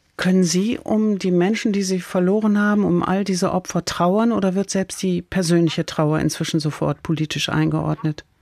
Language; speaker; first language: German; native; German